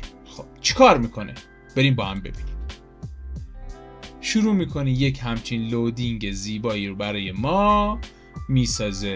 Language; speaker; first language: Persian; native; Persian